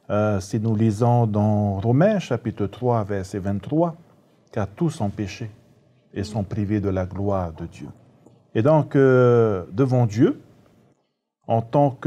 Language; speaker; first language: French; native; French